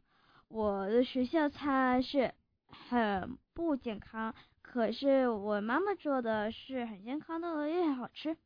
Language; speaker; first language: Chinese; early bilingual, heritage; Chinese